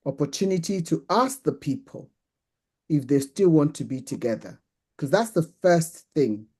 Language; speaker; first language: English; non-native, local second language; Yoruba